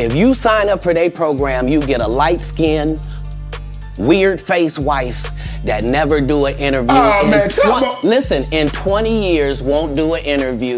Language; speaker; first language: English; native; English